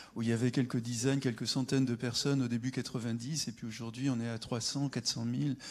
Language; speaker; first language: French; native; French